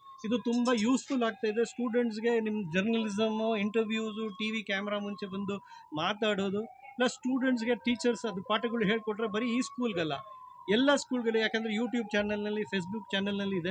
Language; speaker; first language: Kannada; non-native, local second language; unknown